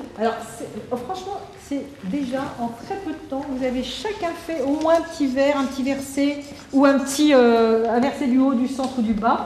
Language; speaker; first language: French; native; French